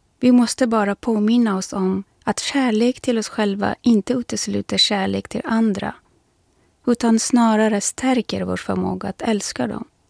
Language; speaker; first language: Swedish; non-native, fluent; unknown